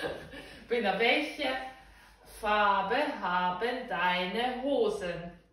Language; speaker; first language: German; non-native, fluent; Russian